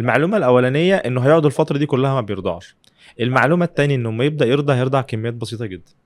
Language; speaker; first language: Arabic; native; Arabic